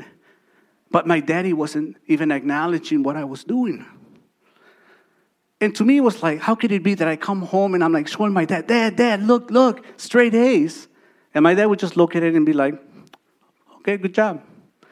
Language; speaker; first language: English; early bilingual, other home language; Spanish